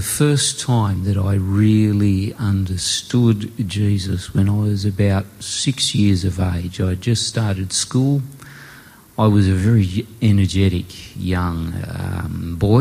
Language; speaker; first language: English; native; English